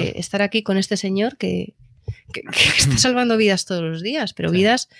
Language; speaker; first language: Spanish; native; Spanish